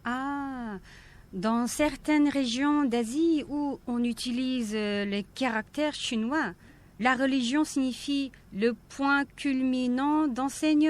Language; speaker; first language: French; non-native, fluent; Korean